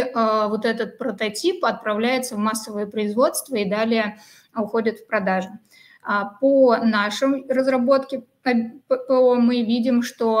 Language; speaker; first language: Russian; native; Russian